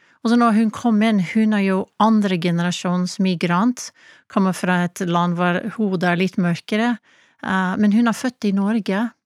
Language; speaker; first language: Norwegian; non-native, fluent; English